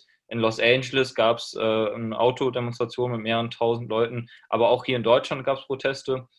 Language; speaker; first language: German; native; German